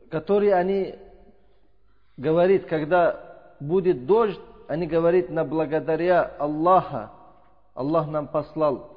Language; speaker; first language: Russian; non-native, learner; Uzbek